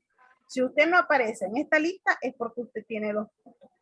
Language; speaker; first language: Spanish; native; Spanish